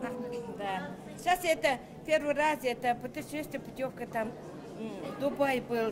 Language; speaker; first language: Russian; non-native, learner; Mongolian